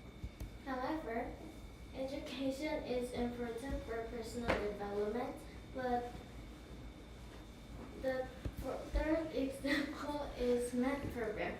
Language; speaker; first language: English; non-native, learner; Korean